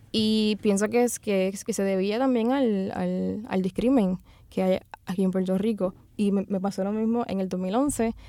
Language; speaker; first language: Spanish; native; Spanish